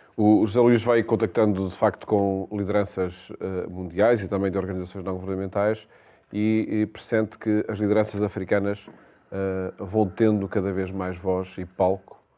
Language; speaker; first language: Portuguese; native; Portuguese